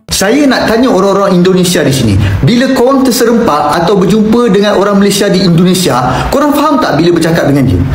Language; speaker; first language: Malay; native; Malay